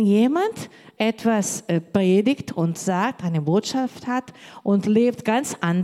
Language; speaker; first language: German; non-native, learner; Portuguese